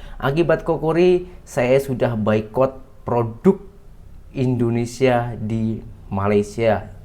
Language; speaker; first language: Indonesian; native; Indonesian